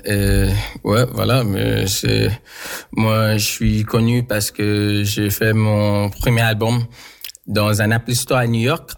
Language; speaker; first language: French; non-native, local second language; English